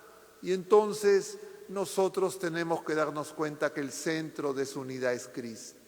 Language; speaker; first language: Spanish; native; Spanish